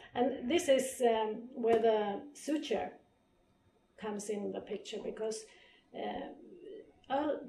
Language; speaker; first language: English; non-native, fluent; Polish